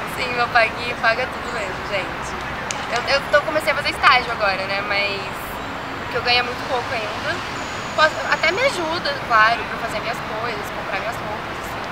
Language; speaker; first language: Portuguese; native; Portuguese